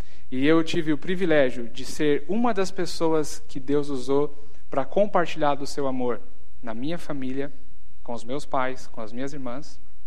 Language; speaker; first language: Portuguese; native; Portuguese